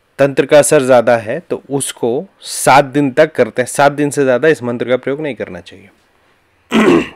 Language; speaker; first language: Hindi; native; Hindi